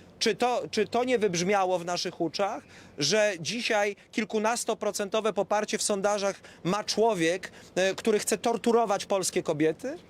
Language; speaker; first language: Polish; native; Polish